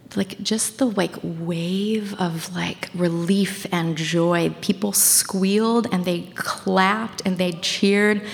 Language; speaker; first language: English; native; English